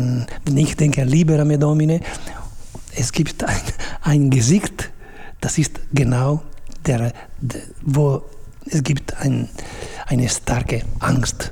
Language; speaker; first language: German; non-native, fluent; Italian